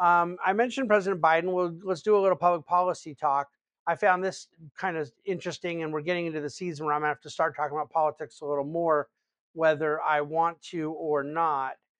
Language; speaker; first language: English; native; English